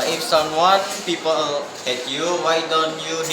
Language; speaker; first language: English; non-native, learner; Indonesian